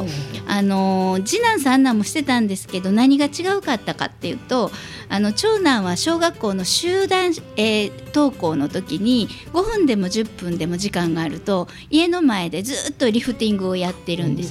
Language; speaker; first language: Japanese; native; Japanese